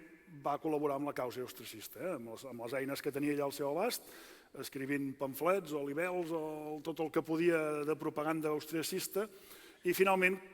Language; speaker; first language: Catalan; native; Catalan